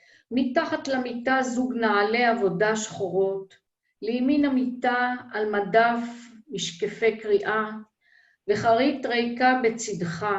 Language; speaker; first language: Hebrew; native; Hebrew